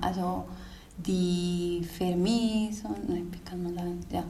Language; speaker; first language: German; non-native, learner; Spanish